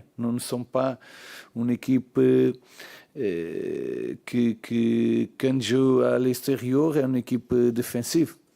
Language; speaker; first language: French; non-native, learner; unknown